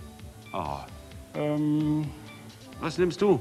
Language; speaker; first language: German; native; German